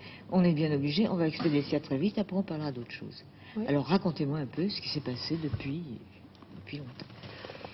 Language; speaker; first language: French; native; French